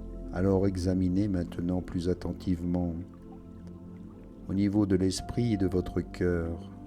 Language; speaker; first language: French; native; French